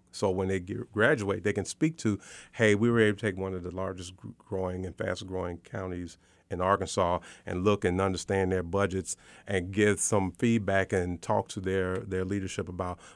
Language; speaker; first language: English; native; English